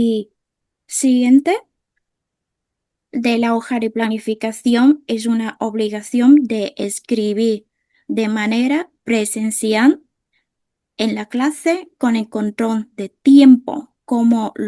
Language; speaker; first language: Spanish; non-native, fluent; Vietnamese